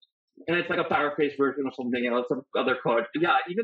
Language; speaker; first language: English; non-native, local second language; Hindi